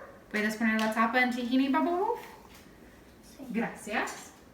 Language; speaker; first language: Spanish; non-native, learner; English